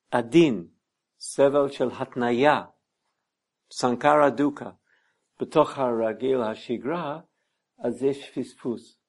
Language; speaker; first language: Hebrew; non-native, fluent; English